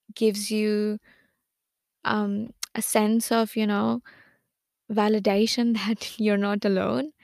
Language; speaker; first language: English; non-native, local second language; Hindi